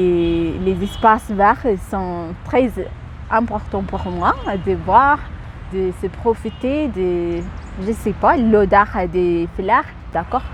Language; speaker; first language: French; non-native, fluent; Amharic